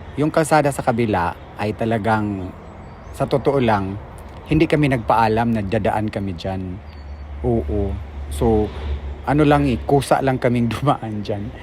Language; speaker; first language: Filipino; non-native, local second language; Cebuano